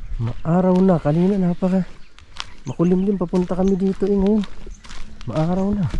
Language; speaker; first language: Filipino; native; Filipino